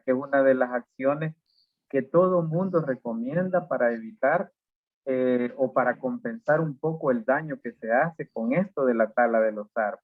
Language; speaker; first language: Spanish; native; Spanish